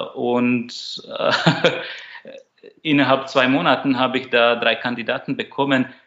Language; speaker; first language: German; non-native, fluent; Slovak